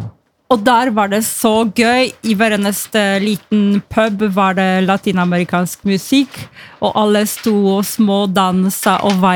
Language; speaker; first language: Norwegian; non-native, fluent; Polish